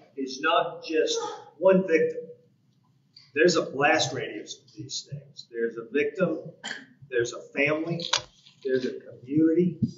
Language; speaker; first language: English; native; English